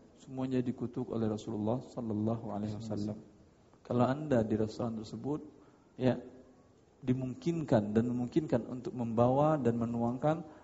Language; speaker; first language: Indonesian; non-native, local second language; Minangkabau